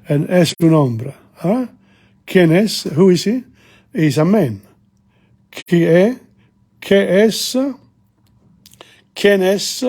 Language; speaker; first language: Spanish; non-native, fluent; English